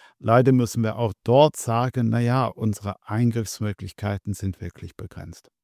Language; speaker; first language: German; non-native, fluent; English